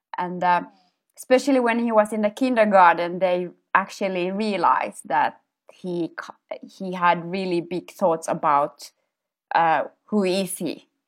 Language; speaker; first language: English; non-native, fluent; Amharic